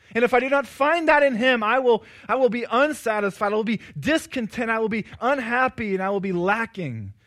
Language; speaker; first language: English; native; English